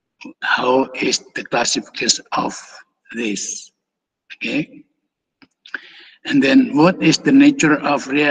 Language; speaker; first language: English; non-native, fluent; Indonesian